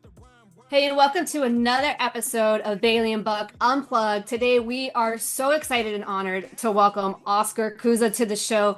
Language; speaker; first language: English; native; English